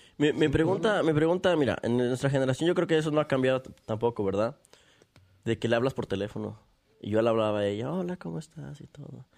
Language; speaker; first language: Spanish; early bilingual, heritage; Spanish